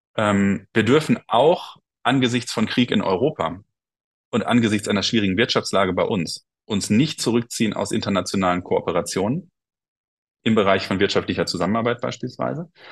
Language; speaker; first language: German; native; German